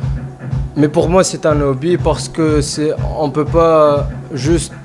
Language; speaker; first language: French; non-native, fluent; Arabic